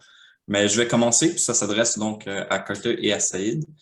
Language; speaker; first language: French; native; French